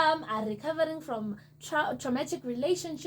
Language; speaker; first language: English; non-native, local second language; Zulu